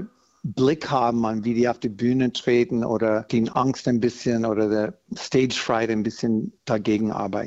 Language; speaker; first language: German; non-native, fluent; English